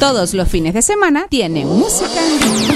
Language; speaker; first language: Spanish; native; Spanish